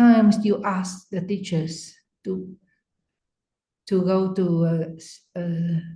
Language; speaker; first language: English; non-native, fluent; Vietnamese